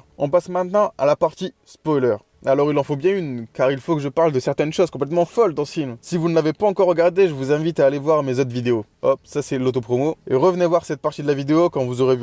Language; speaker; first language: French; native; French